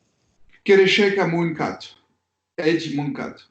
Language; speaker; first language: Hungarian; non-native, learner; French